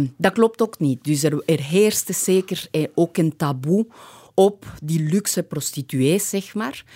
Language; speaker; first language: Dutch; non-native, fluent; Spanish